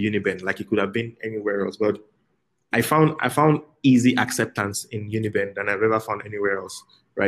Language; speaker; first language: English; native; English